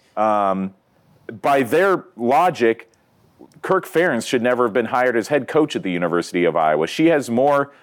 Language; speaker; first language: English; native; English